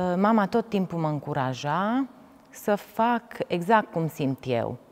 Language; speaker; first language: Romanian; native; Romanian